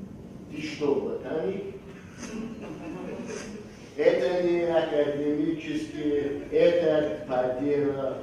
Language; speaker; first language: Russian; non-native, fluent; English